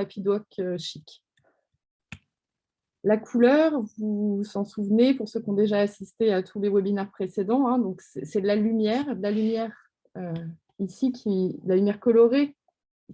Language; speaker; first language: French; native; French